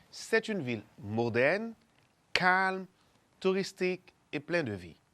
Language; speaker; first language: French; non-native, fluent; Spanish